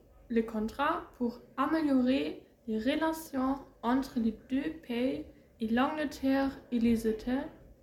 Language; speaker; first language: French; non-native, learner; German